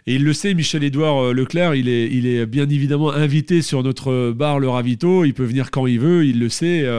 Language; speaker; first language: French; native; French